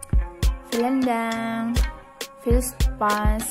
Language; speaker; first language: German; non-native, fluent; Indonesian